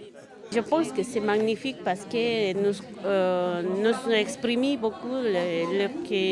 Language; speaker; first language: French; non-native, learner; Spanish